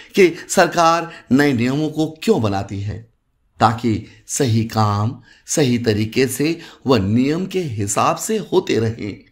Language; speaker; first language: Hindi; native; Hindi